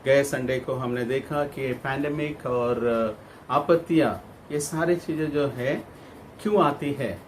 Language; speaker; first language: Hindi; non-native, local second language; Kannada